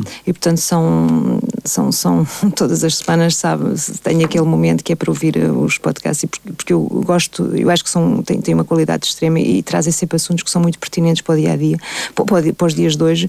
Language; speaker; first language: Portuguese; native; Portuguese